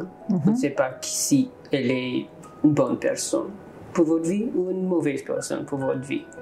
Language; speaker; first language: French; non-native, learner; English